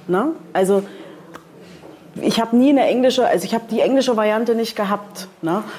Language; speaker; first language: German; native; German